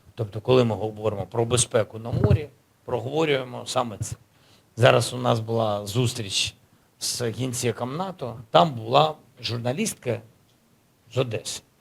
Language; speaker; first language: Ukrainian; native; Ukrainian